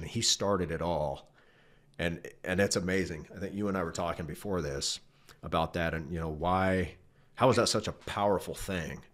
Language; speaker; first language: English; native; English